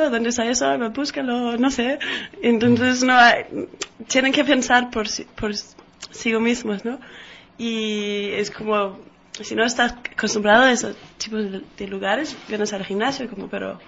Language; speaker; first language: Spanish; non-native, fluent; Danish